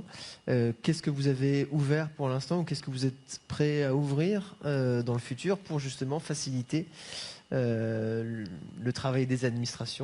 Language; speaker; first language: French; native; French